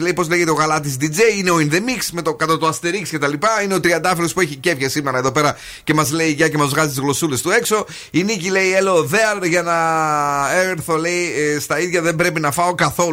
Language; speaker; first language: Greek; native; Greek